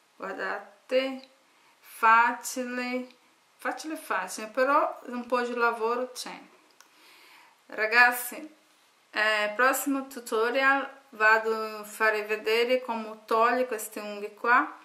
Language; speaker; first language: Italian; non-native, learner; Portuguese